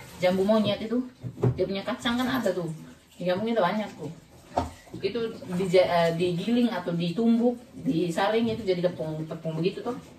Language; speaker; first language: Indonesian; non-native, local second language; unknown